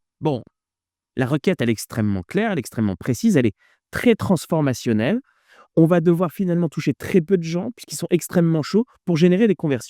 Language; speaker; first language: French; native; French